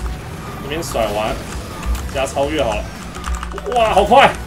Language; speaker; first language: Chinese; native; Chinese